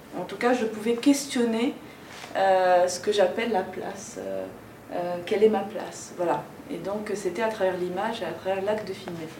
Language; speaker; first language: French; non-native, local second language; Arabic